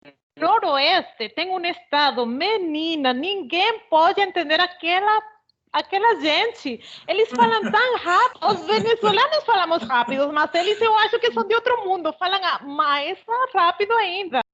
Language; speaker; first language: Portuguese; non-native, fluent; Spanish